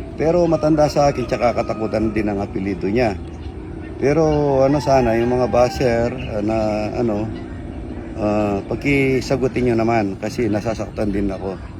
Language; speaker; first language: Filipino; native; Filipino